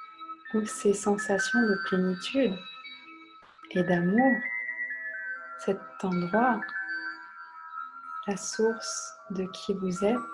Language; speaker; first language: French; native; French